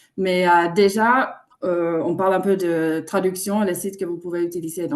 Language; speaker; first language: French; non-native, fluent; Finnish